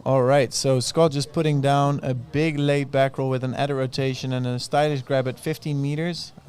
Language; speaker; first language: English; non-native, fluent; Dutch